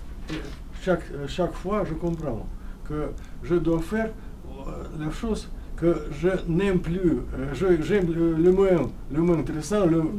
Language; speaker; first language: French; non-native, learner; Russian